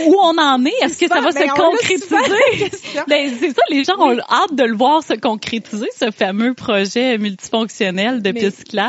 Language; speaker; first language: French; native; French